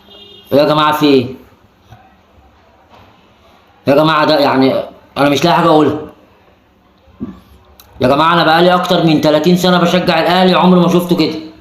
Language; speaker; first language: Arabic; native; Arabic